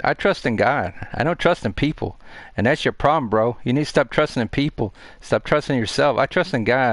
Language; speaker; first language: English; native; English